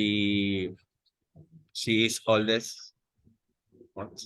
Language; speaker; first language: English; non-native, learner; Spanish